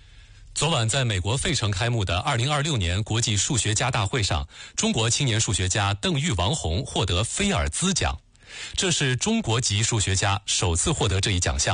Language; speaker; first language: Chinese; native; Chinese